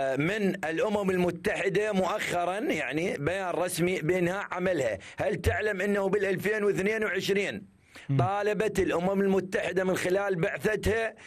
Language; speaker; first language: Arabic; native; Arabic